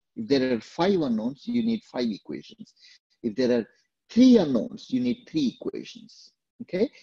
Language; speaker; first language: English; non-native, local second language; Telugu